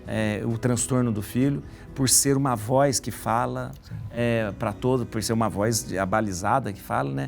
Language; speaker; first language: Portuguese; native; Portuguese